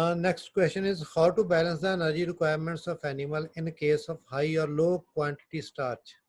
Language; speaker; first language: English; non-native, local second language; Punjabi